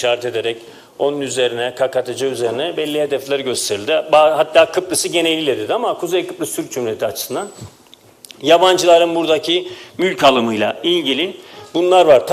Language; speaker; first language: Turkish; native; Turkish